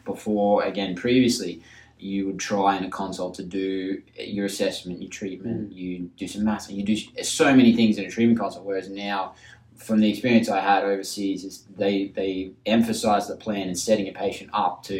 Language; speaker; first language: English; native; English